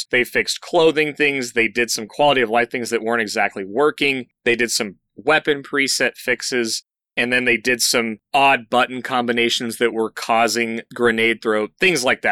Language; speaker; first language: English; native; English